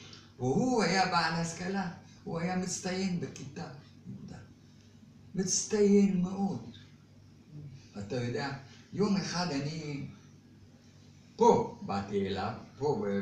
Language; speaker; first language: Hebrew; non-native, fluent; Arabic